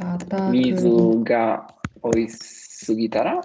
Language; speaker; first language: Japanese; non-native, learner; Italian